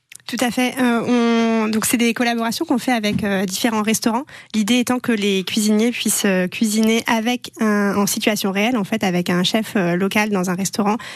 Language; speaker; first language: French; native; French